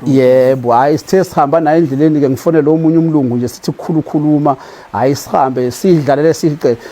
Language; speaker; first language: Zulu; native; Zulu